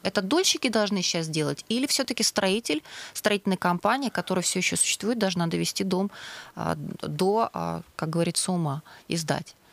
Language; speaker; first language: Russian; native; Russian